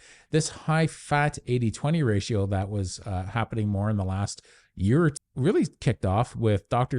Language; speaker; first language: English; native; English